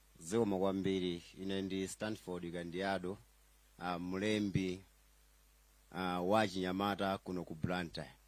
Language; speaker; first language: Nyanja; non-native, local second language; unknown